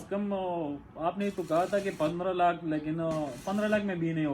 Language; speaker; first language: Hindi; non-native, local second language; Pashto